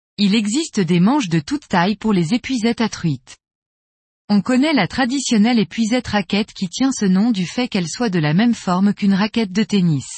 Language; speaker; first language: French; native; French